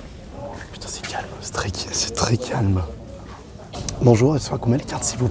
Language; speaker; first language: French; native; French